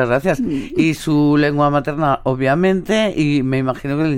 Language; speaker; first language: Spanish; native; Spanish